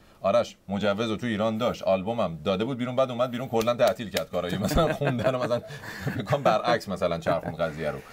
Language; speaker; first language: Persian; native; Persian